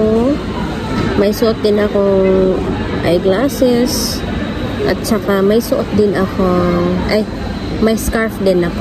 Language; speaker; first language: Filipino; native; Filipino